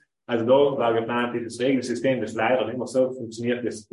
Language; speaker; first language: German; native; German